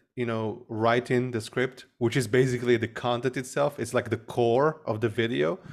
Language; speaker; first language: English; early bilingual, other home language; Arabic